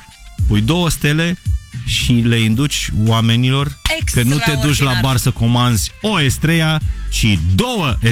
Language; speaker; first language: Romanian; native; Romanian